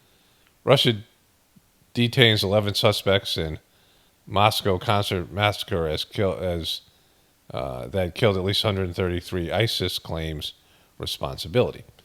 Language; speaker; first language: English; native; English